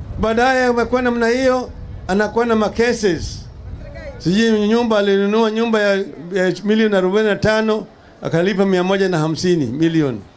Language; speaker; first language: Swahili; non-native, local second language; Luo (Kenya and Tanzania)